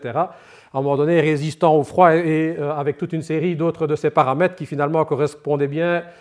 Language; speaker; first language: French; native; French